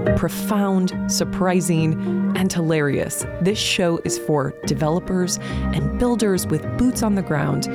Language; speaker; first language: English; native; English